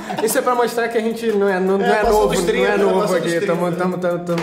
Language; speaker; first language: Portuguese; native; Portuguese